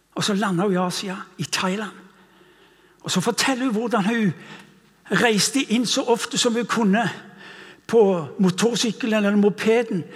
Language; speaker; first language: Norwegian; non-native, fluent; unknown